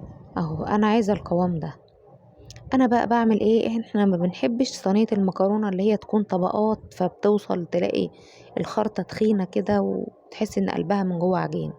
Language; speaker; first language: Arabic; native; Arabic